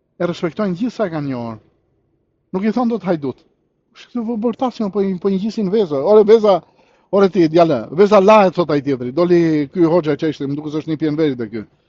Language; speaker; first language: Albanian; early bilingual, heritage; Albanian